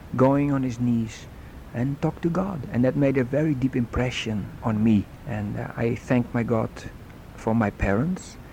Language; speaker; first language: English; non-native, fluent; Dutch